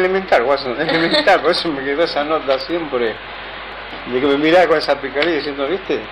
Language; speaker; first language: Spanish; native; Spanish